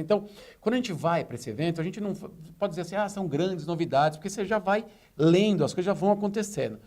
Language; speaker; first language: Portuguese; native; Portuguese